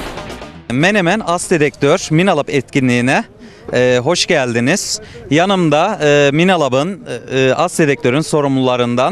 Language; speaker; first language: Turkish; native; Turkish